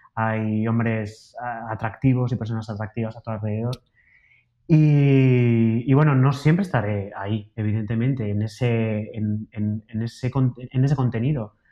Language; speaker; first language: Spanish; native; Spanish